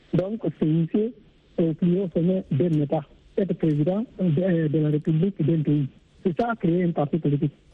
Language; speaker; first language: French; non-native, local second language; Fula